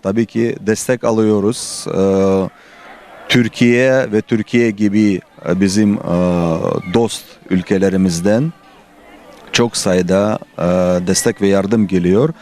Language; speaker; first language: Turkish; non-native, fluent; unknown